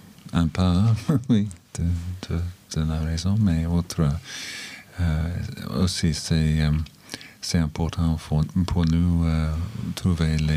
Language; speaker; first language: French; non-native, learner; English